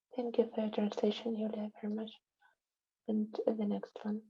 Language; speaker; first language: English; non-native, fluent; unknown